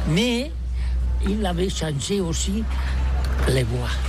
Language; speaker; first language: French; non-native, learner; Catalan